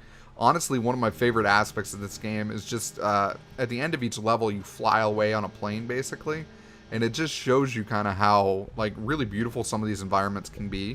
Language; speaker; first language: English; native; English